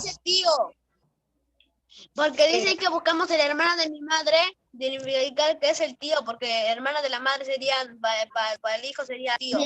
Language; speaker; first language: Spanish; native; Spanish